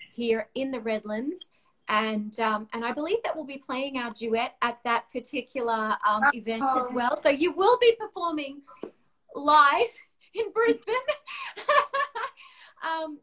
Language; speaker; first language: English; native; English